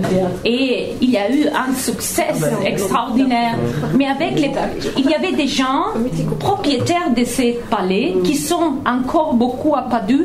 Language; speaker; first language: French; non-native, fluent; Italian